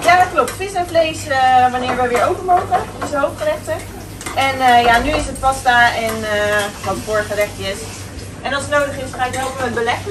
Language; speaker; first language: Dutch; early bilingual, other home language; Italian